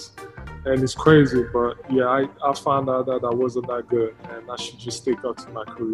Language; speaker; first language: English; non-native, local second language; French